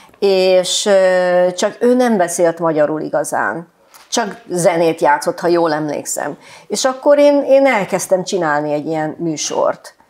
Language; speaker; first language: Hungarian; early bilingual, heritage; Hungarian